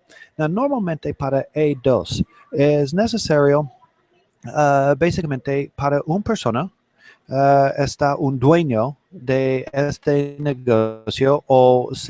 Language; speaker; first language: Spanish; non-native, learner; English